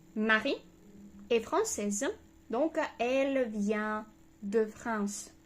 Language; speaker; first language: French; non-native, fluent; Ukrainian